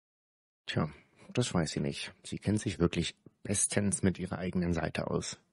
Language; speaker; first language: German; native; German